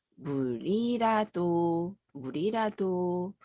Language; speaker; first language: Korean; native; Korean